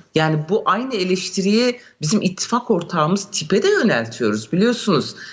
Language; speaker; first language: Turkish; non-native, local second language; Kurdish